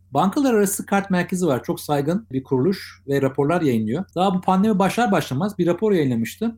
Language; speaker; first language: Turkish; native; Turkish